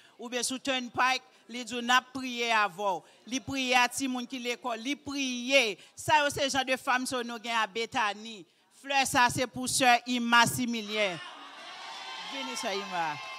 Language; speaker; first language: French; native; French